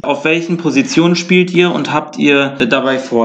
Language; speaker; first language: German; native; German